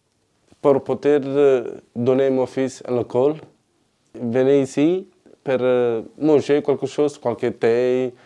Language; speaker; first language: French; non-native, learner; Romanian